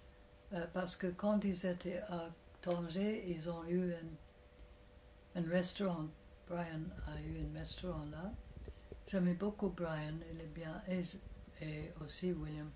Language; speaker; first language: French; non-native, fluent; English